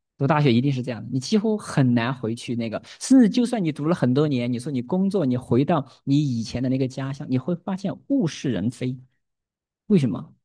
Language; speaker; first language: Chinese; native; Chinese